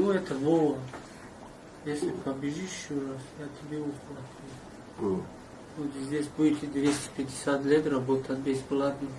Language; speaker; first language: Russian; non-native, learner; Tajik